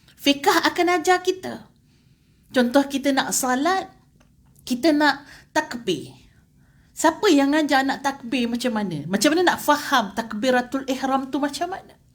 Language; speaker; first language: Malay; native; Malay